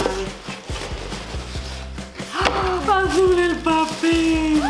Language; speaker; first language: Spanish; native; Spanish